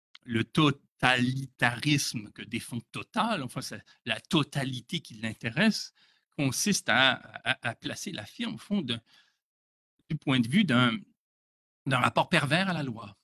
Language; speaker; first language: French; native; French